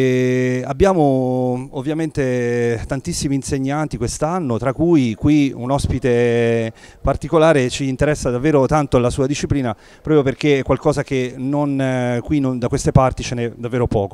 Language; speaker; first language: Italian; native; Italian